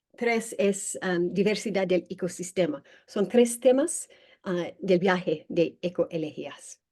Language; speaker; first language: Spanish; non-native, learner; English